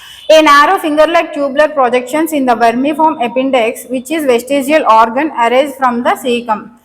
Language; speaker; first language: English; non-native, local second language; Telugu